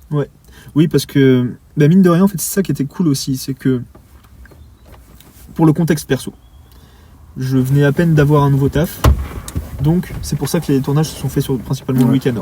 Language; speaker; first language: French; native; French